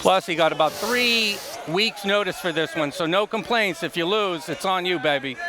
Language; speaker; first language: English; native; English